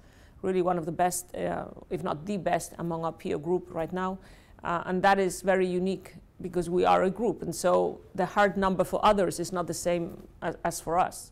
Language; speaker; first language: English; non-native, fluent; Spanish